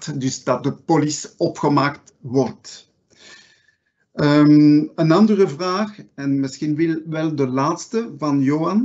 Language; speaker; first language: Dutch; non-native, local second language; French